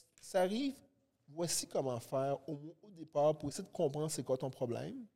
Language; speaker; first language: French; early bilingual, other home language; Haitian Creole